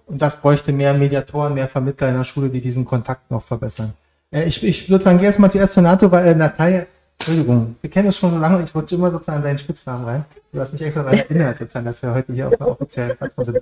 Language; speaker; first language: German; native; German